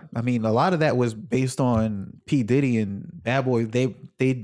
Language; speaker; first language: English; native; English